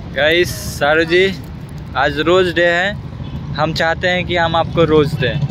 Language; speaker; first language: Hindi; native; Hindi